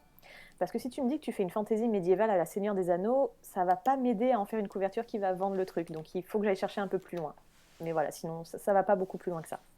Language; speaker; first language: French; native; French